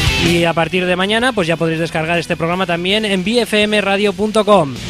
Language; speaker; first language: Spanish; native; Spanish